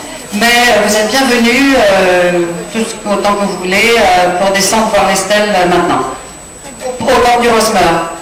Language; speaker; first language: French; native; French